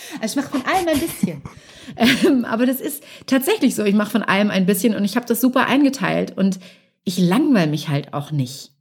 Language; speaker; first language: German; native; German